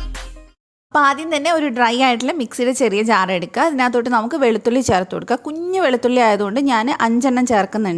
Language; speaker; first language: Malayalam; native; Malayalam